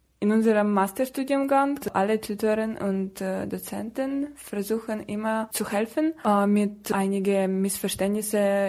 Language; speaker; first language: German; non-native, learner; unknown